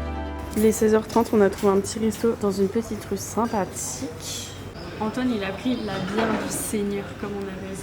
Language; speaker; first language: French; native; French